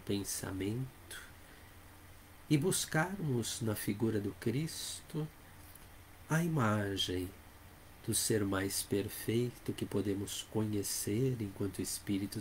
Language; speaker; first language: Portuguese; native; Portuguese